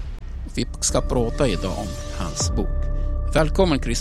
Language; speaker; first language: Swedish; non-native, fluent; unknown